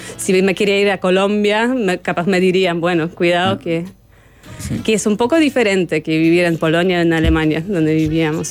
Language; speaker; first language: Spanish; non-native, fluent; Polish